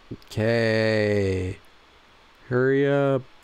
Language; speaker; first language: English; native; English